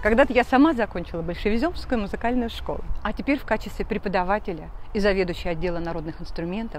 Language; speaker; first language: Russian; native; Russian